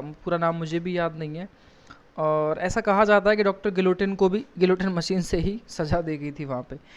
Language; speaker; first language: Hindi; native; Hindi